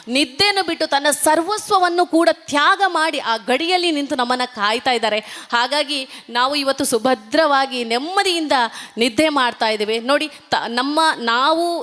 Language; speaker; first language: Kannada; non-native, local second language; Tulu